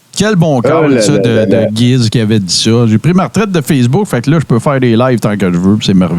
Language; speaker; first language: French; native; French